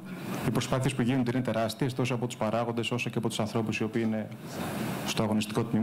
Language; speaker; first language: Greek; native; Greek